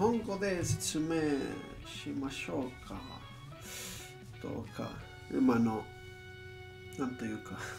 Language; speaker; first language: Japanese; non-native, learner; English